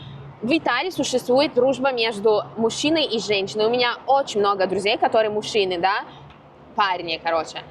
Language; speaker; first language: Russian; non-native, fluent; Italian